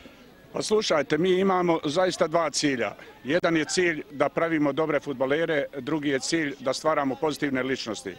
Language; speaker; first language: Bosnian; native; Bosnian